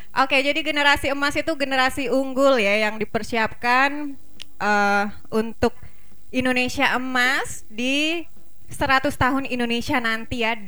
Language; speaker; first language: Indonesian; native; Indonesian